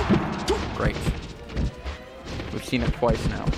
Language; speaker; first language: English; native; English